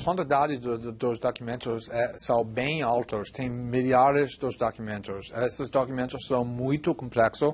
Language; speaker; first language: Portuguese; non-native, fluent; English